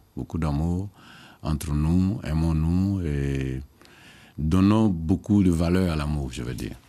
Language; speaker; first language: French; non-native, local second language; Dyula